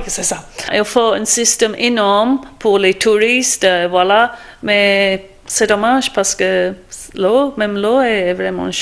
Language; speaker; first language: French; non-native, fluent; English